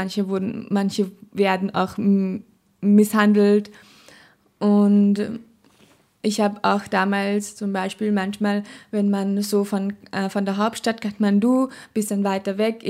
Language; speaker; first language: German; non-native, fluent; Nepali